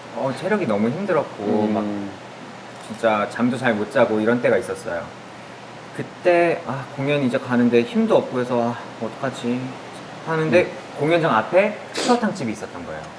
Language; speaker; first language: Korean; native; Korean